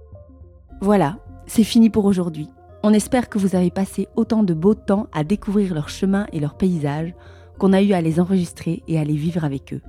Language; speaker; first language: French; native; French